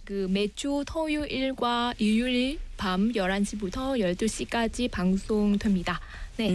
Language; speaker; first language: Korean; non-native, fluent; Vietnamese